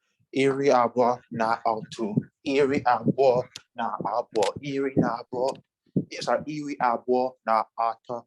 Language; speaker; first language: Igbo; non-native, local second language; English